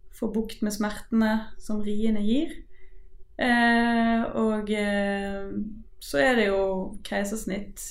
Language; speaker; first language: Norwegian; native; Norwegian